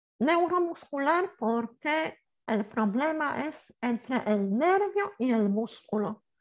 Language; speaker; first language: Spanish; non-native, fluent; Polish